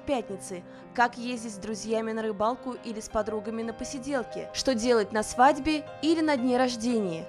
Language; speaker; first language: Russian; native; Russian